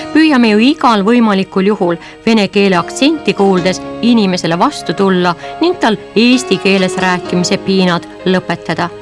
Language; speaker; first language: Estonian; native; Estonian